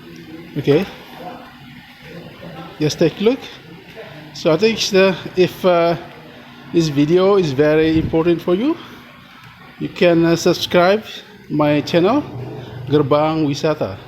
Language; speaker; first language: English; non-native, learner; Indonesian